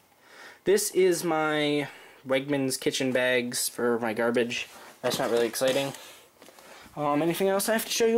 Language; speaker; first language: English; native; English